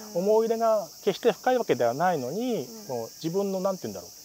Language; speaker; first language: Japanese; native; Japanese